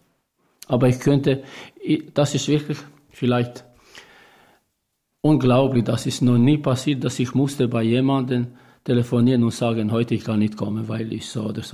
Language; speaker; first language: German; non-native, learner; Albanian